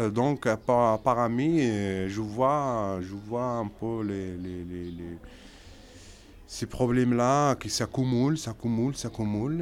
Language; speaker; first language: French; non-native, local second language; Arabic